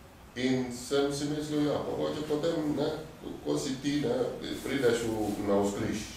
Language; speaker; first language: Slovenian; non-native, fluent; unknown